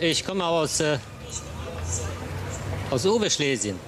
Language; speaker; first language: German; non-native, fluent; Polish